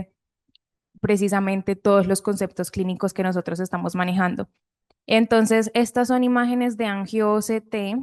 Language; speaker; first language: Spanish; native; Spanish